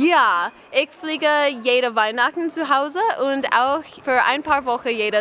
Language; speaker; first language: German; non-native, learner; English